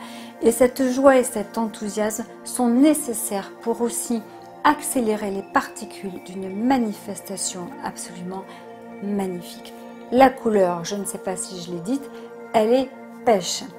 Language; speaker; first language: French; native; French